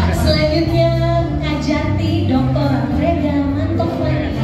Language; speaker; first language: Indonesian; native; Indonesian